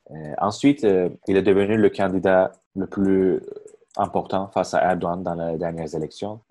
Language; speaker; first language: French; non-native, fluent; Turkish